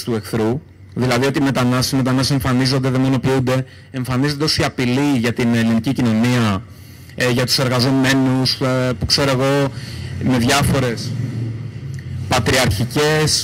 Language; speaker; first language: Greek; native; Greek